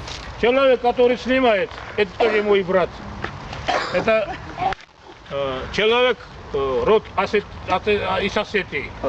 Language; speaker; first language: Russian; non-native, learner; Georgian